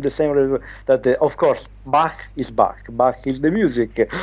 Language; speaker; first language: English; non-native, learner; Italian